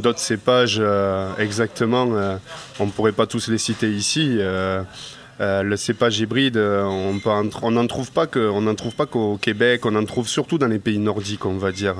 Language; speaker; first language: French; native; French